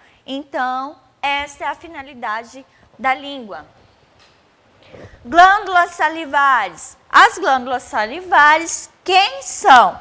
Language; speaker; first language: Portuguese; native; Portuguese